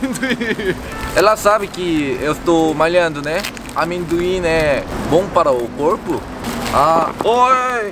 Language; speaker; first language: Portuguese; non-native, learner; Korean